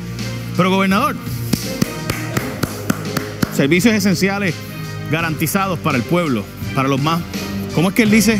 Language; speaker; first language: Spanish; native; Spanish